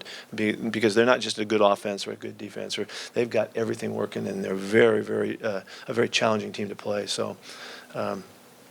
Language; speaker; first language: English; native; English